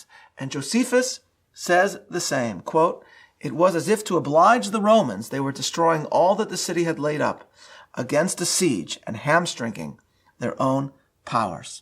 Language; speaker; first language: English; native; English